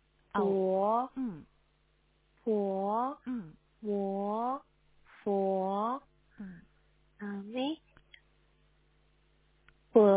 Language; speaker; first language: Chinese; non-native, learner; Korean